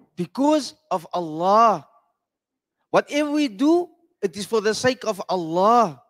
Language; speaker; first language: English; non-native, local second language; Afrikaans